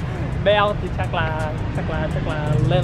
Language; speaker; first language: Vietnamese; non-native, fluent; English